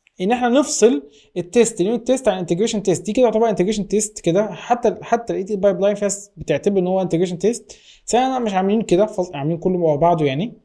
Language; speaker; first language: Arabic; native; Arabic